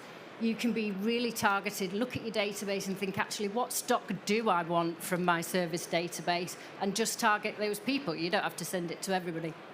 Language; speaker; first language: English; native; English